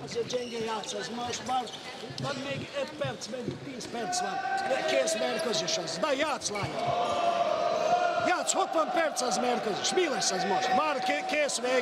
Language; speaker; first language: Hungarian; non-native, learner; Russian